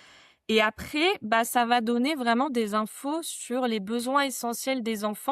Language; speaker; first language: French; native; French